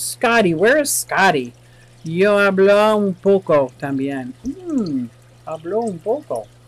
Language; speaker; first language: Spanish; non-native, learner; English